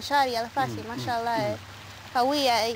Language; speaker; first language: Arabic; non-native, learner; English